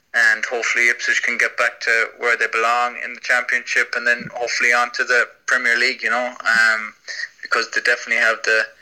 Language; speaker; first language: English; native; English